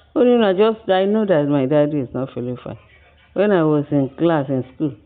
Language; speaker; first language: English; non-native, local second language; Yoruba